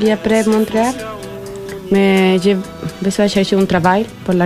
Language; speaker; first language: French; non-native, learner; Spanish